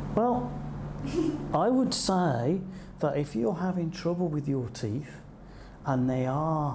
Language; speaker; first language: English; native; English